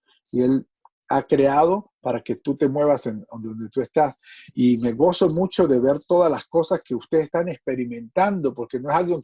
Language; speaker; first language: Spanish; native; Spanish